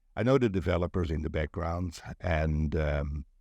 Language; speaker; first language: English; non-native, fluent; Dutch